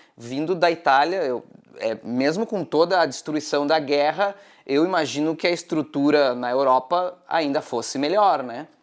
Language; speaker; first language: Portuguese; native; Portuguese